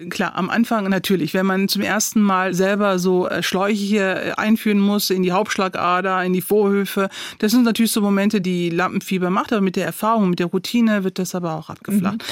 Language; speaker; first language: German; early bilingual, other home language; Turkish